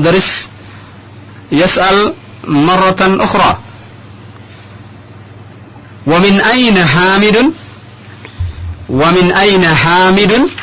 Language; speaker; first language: Arabic; non-native, fluent; Indonesian